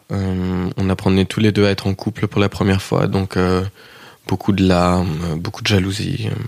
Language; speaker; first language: French; early bilingual, heritage; French